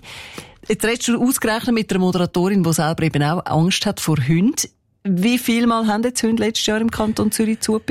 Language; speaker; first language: German; native; German